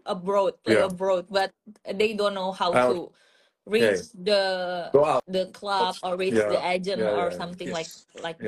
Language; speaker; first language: English; non-native, learner; Indonesian